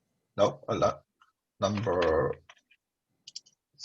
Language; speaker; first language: English; non-native, learner; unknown